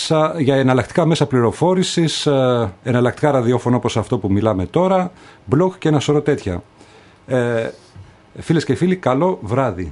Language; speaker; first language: Greek; native; Greek